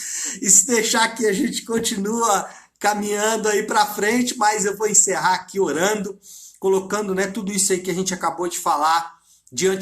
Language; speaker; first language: Portuguese; native; Portuguese